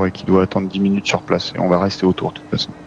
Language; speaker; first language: French; native; French